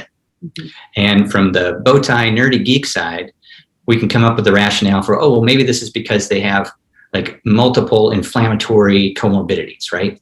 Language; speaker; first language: English; native; English